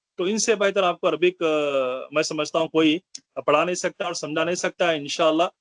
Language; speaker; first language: Urdu; native; Urdu